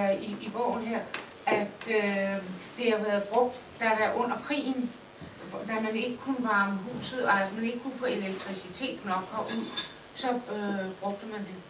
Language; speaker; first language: Danish; native; Danish